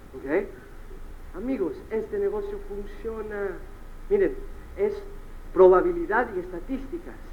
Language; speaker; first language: Spanish; early bilingual, heritage; Spanish